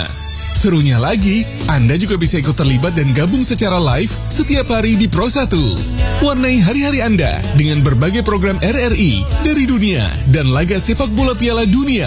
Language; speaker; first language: Indonesian; native; Indonesian